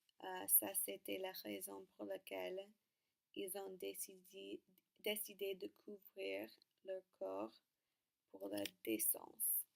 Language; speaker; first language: French; non-native, learner; English